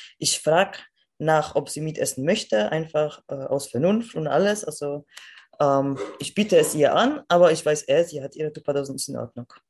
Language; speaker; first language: German; non-native, fluent; Polish